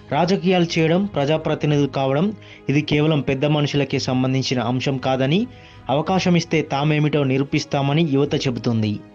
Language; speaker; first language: Telugu; native; Telugu